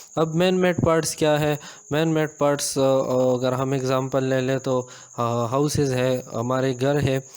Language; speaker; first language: Urdu; non-native, local second language; Pashto